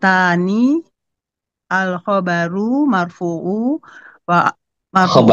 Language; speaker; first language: Arabic; non-native, learner; Indonesian